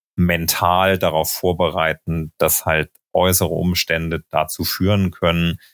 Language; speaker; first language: German; native; German